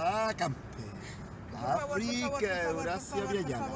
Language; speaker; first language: Spanish; native; Spanish